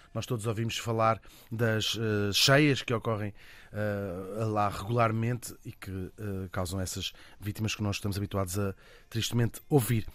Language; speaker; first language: Portuguese; native; Portuguese